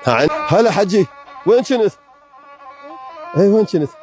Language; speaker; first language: Arabic; native; Arabic